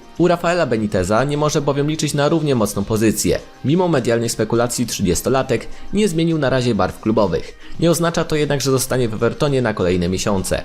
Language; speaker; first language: Polish; native; Polish